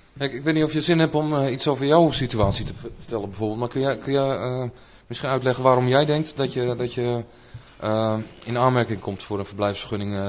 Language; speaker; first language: Dutch; native; Dutch